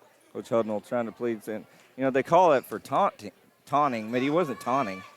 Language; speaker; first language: English; native; English